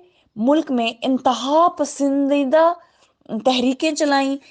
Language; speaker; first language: Urdu; native; Urdu